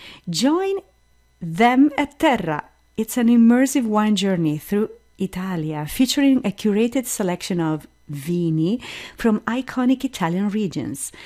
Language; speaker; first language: English; non-native, fluent; Italian